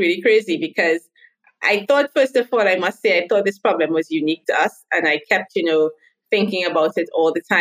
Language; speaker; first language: English; native; English